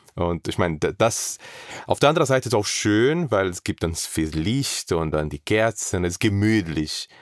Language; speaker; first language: German; non-native, fluent; Portuguese